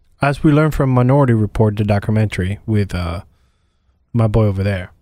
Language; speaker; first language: English; native; English